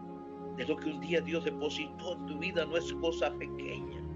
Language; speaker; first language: Spanish; native; Spanish